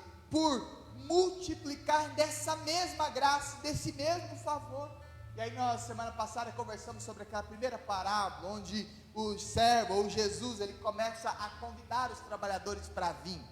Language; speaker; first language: Portuguese; native; Portuguese